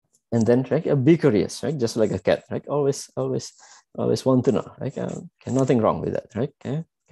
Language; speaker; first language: English; non-native, fluent; Javanese